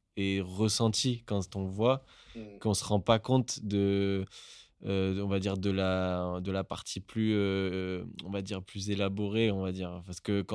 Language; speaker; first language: French; native; French